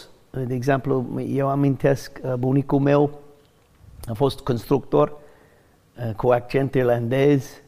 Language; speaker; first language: Romanian; non-native, learner; English